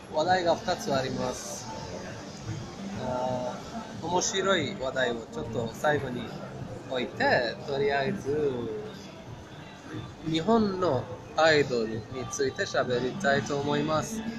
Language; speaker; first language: Japanese; non-native, fluent; Persian